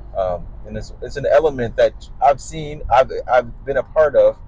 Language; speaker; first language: English; native; English